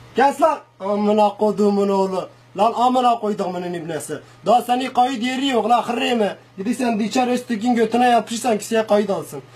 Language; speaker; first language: Turkish; non-native, local second language; Zaza